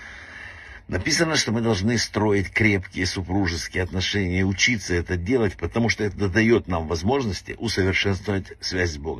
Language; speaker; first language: Russian; native; Russian